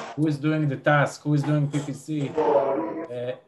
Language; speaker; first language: English; non-native, fluent; Hebrew